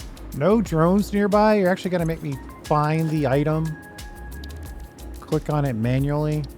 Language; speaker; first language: English; native; English